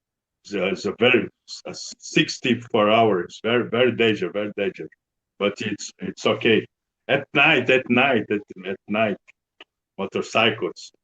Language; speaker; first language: English; non-native, learner; Portuguese